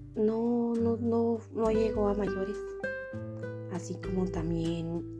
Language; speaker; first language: Spanish; non-native, local second language; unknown